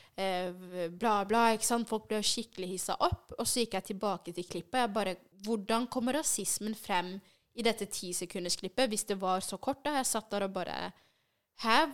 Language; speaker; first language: Norwegian; early bilingual, other home language; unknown